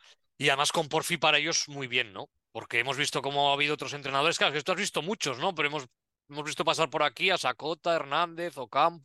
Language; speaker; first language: Spanish; native; Spanish